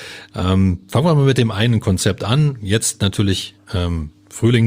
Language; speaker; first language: German; native; German